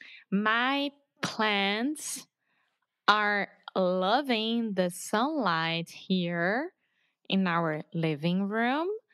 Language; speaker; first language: English; non-native, fluent; Portuguese